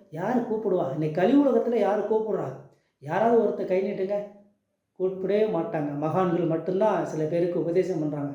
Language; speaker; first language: Tamil; native; Tamil